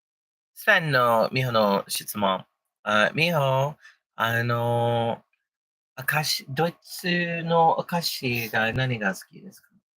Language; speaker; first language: Japanese; non-native, learner; English